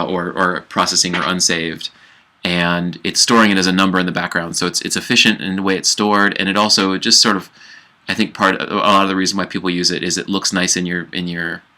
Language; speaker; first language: English; native; English